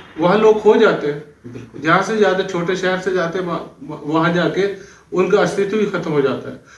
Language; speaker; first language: Hindi; non-native, local second language; Dogri